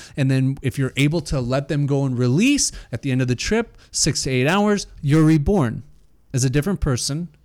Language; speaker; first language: English; native; English